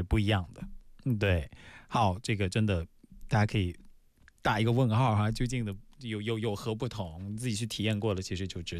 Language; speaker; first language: Chinese; native; Chinese